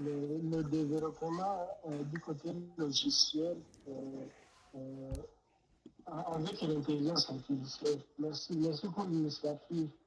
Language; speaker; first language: French; non-native, local second language; Rundi